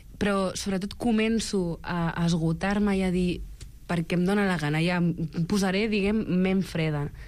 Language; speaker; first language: Catalan; early bilingual, other home language; Arabic